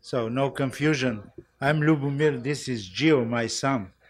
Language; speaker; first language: English; non-native, fluent; Bulgarian